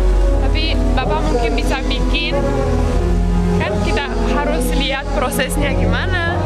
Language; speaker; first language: Indonesian; non-native, learner; Romanian